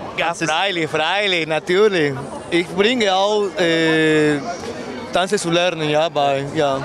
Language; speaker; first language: German; non-native, learner; Spanish